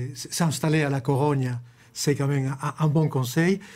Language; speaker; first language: French; non-native, fluent; Spanish